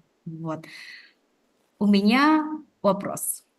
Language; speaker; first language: Russian; non-native, fluent; Indonesian